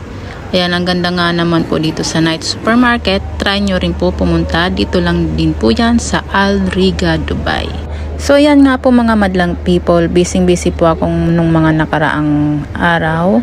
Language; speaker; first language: Filipino; native; Filipino